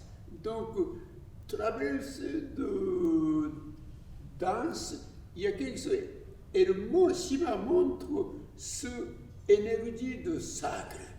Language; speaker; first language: French; non-native, learner; Japanese